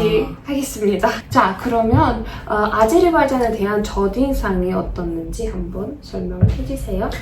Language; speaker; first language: Korean; non-native, fluent; Azerbaijani